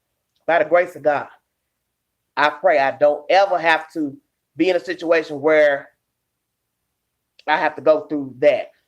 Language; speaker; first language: English; native; English